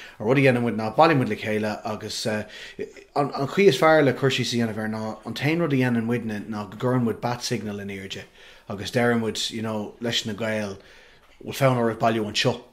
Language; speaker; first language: Irish; non-native, local second language; English